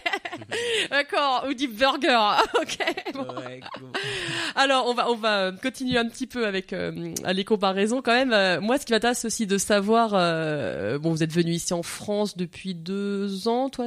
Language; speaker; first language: French; native; French